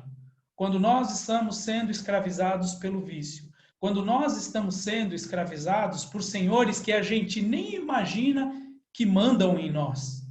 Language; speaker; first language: Portuguese; native; Portuguese